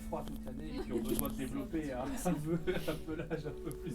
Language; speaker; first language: French; native; French